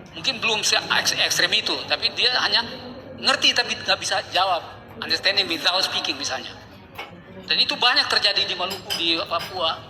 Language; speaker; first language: Indonesian; non-native, local second language; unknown